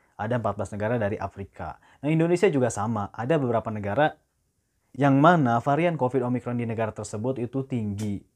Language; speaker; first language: Indonesian; native; Indonesian